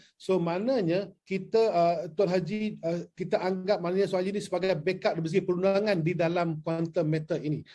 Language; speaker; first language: Malay; non-native, local second language; Chinese